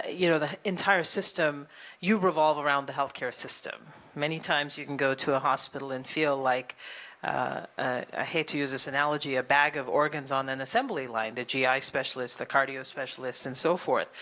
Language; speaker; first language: English; native; English